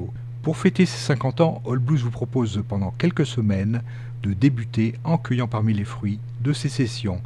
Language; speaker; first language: French; native; French